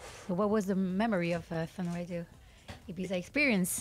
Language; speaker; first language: English; non-native, fluent; French